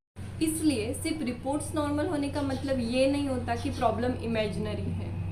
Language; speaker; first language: Hindi; non-native, local second language; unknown